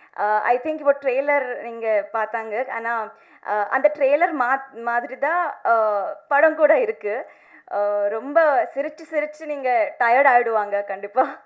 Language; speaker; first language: Tamil; non-native, learner; Telugu